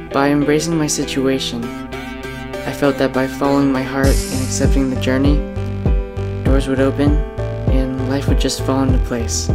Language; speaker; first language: English; native; English